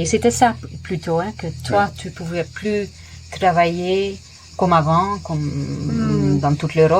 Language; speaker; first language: French; non-native, fluent; Dutch